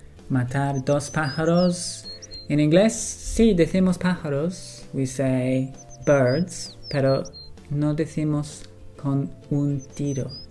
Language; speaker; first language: Spanish; non-native, fluent; English